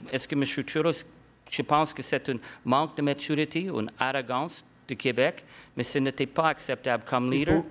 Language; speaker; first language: French; non-native, local second language; English